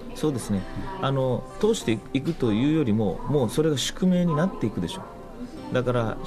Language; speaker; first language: Japanese; native; Japanese